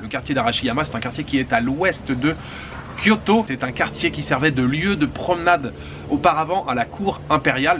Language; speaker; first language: French; native; French